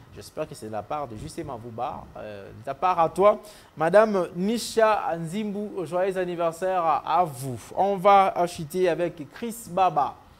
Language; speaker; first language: French; native; French